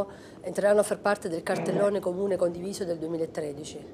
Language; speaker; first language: Italian; native; Italian